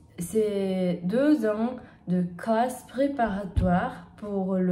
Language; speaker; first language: French; non-native, learner; Portuguese